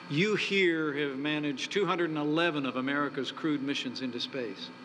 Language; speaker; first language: English; native; English